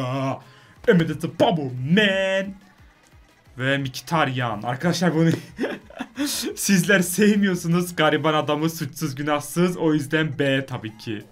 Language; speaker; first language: Turkish; native; Turkish